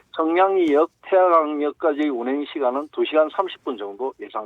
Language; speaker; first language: Korean; native; Korean